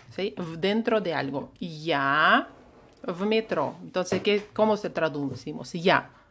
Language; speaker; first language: Spanish; non-native, fluent; Russian